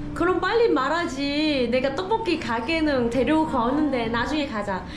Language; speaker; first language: Korean; non-native, fluent; Vietnamese